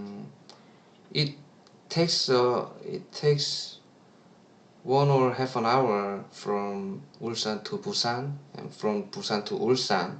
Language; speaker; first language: English; non-native, learner; Korean